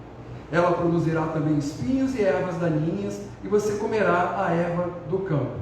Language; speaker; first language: Portuguese; native; Portuguese